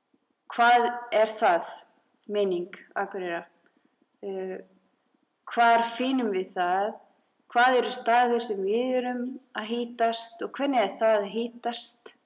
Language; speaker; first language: Icelandic; non-native, fluent; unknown